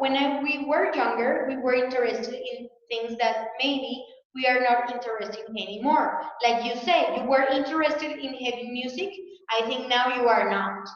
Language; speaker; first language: English; non-native, fluent; Spanish